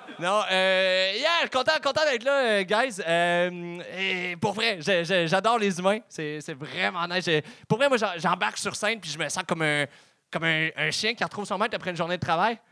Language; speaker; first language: French; native; French